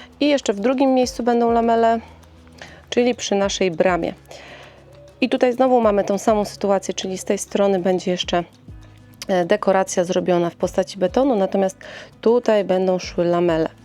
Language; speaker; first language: Polish; native; Polish